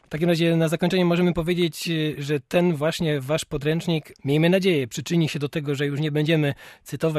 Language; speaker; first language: Polish; native; Polish